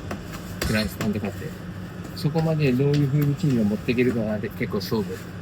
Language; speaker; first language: Japanese; native; Japanese